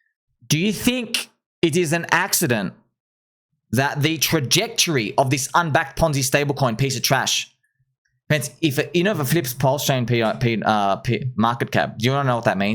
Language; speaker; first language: English; native; English